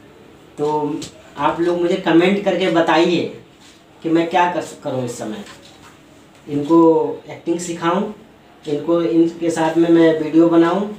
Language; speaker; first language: Hindi; native; Hindi